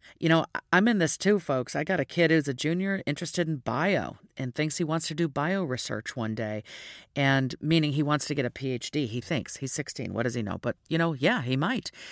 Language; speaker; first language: English; native; English